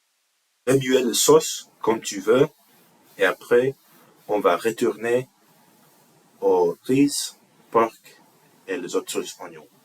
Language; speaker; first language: French; non-native, learner; English